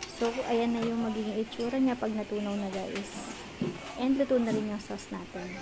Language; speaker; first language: Filipino; native; Filipino